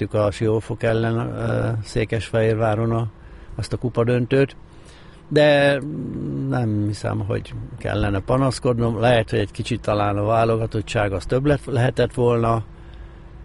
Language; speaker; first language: Hungarian; native; Hungarian